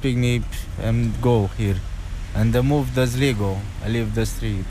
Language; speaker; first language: English; non-native, learner; Romanian